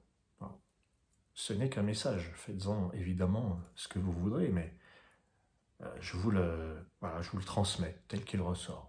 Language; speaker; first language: French; native; French